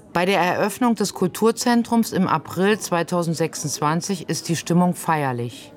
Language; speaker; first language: German; native; German